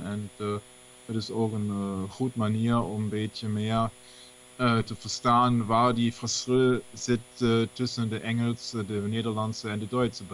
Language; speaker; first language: Dutch; non-native, learner; German